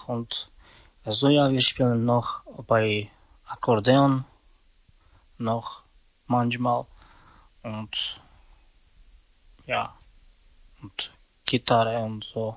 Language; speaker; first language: German; non-native, learner; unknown